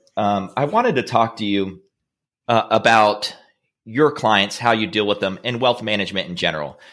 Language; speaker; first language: English; native; English